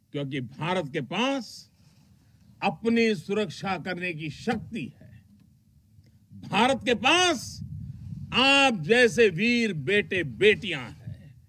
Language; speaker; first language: Hindi; non-native, local second language; Gujarati